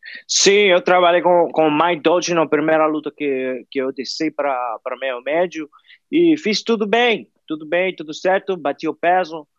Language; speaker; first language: Portuguese; non-native, fluent; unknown